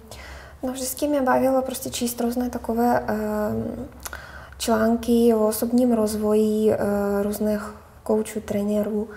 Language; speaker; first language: Czech; non-native, fluent; Russian